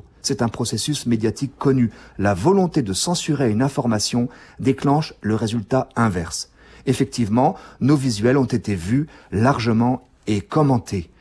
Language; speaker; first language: French; native; French